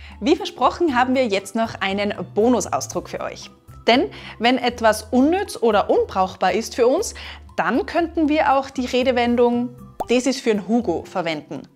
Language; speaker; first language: German; native; German